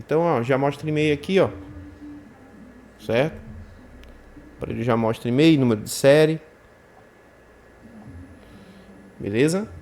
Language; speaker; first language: Portuguese; native; Portuguese